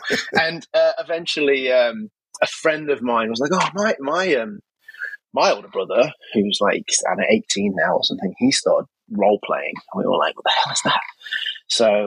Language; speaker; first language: English; native; English